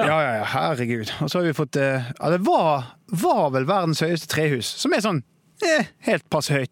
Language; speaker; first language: Norwegian; native; Norwegian